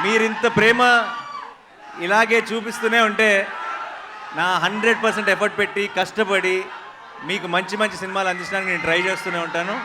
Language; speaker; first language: Telugu; native; Telugu